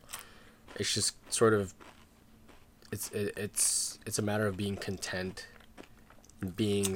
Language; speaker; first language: English; native; English